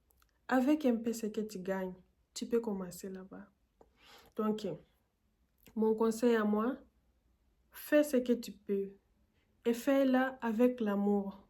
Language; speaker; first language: French; non-native, fluent; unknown